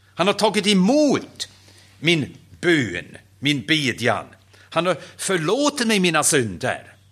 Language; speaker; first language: Swedish; non-native, fluent; German